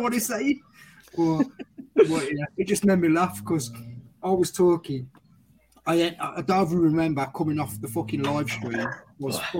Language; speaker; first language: English; native; English